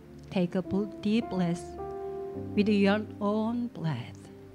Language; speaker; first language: English; non-native, learner; Korean